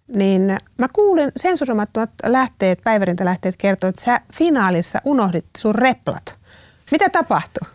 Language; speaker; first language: Finnish; native; Finnish